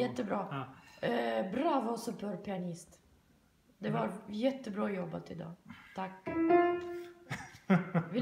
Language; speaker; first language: Swedish; non-native, fluent; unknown